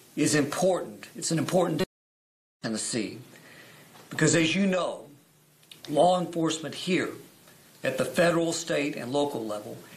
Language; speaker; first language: English; native; English